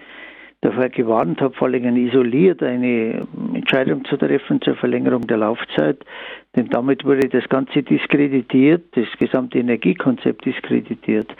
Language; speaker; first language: German; native; German